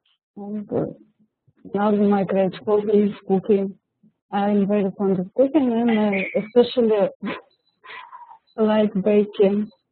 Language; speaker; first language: English; non-native, learner; Russian